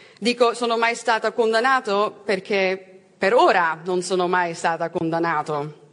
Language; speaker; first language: Italian; non-native, learner; Dutch